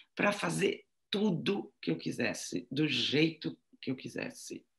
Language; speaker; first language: Portuguese; non-native, fluent; French